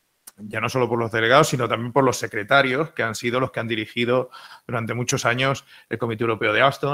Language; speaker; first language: Spanish; native; Spanish